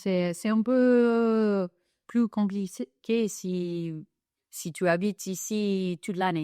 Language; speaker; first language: French; non-native, fluent; English